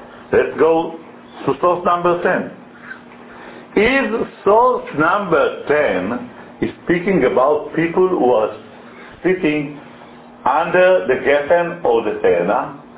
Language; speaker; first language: English; non-native, fluent; Hebrew